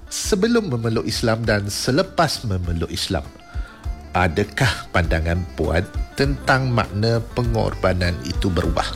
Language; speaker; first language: Malay; non-native, local second language; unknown